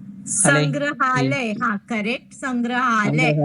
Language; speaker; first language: Hindi; native; Hindi